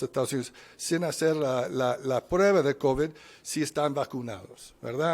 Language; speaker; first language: Spanish; non-native, fluent; English